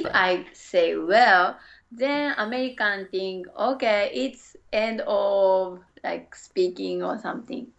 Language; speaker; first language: English; non-native, learner; Japanese